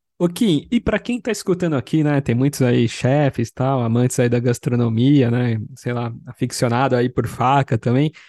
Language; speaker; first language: Portuguese; native; Portuguese